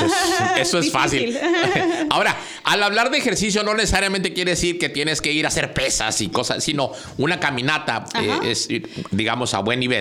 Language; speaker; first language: Spanish; native; Spanish